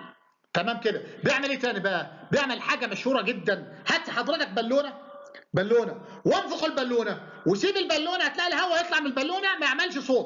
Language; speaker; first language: Arabic; native; Arabic